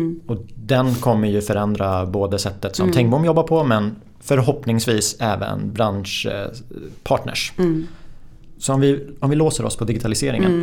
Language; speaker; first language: Swedish; native; Swedish